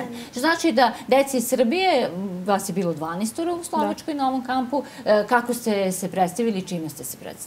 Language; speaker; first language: Serbian; native; Serbian